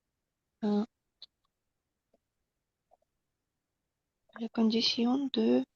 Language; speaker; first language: French; non-native, learner; Russian